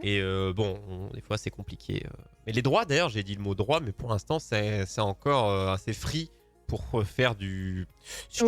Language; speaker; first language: French; native; French